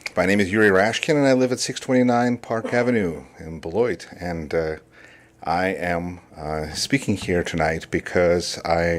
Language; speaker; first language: English; non-native, fluent; Russian